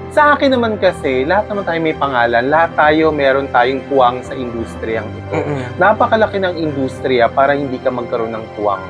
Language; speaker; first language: Filipino; native; Filipino